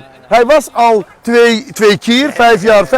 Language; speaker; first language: Dutch; non-native, learner; Azerbaijani